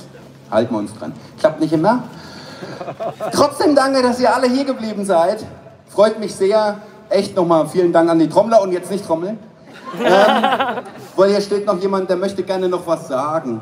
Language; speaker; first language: German; native; German